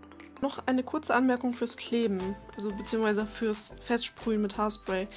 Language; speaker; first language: German; native; German